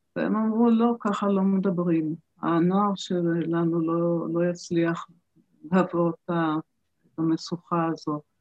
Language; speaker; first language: Hebrew; early bilingual, other home language; German